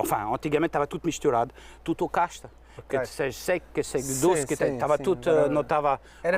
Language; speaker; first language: Portuguese; non-native, learner; French